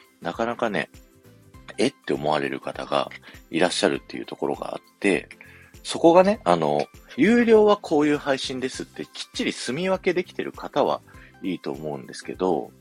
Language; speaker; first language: Japanese; native; Japanese